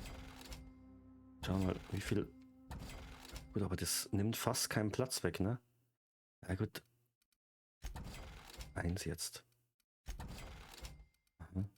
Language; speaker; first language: German; native; German